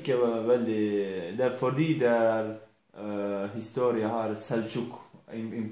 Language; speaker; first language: Norwegian; non-native, learner; Turkish